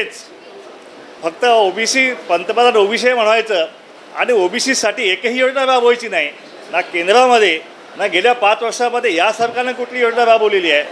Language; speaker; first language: Marathi; native; Marathi